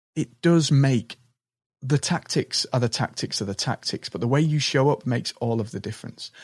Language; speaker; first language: English; native; English